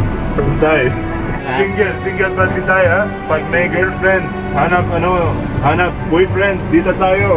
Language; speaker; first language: Filipino; non-native, learner; Arabic